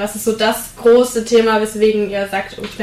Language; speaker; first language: German; native; German